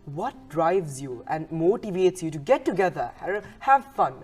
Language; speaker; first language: English; non-native, local second language; Sinhala